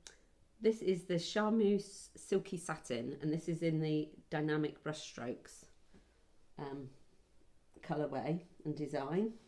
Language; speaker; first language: English; native; English